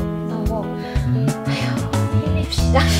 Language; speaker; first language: Korean; non-native, fluent; French